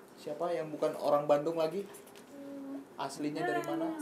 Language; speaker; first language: Indonesian; native; Indonesian